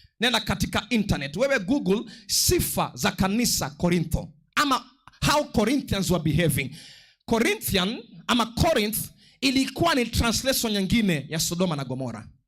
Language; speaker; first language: Swahili; non-native, local second language; Luo (Kenya and Tanzania)